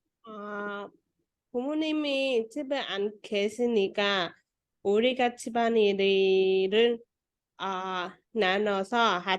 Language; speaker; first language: Korean; non-native, learner; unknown